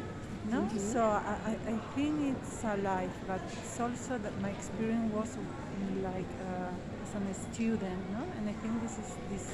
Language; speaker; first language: English; non-native, learner; Spanish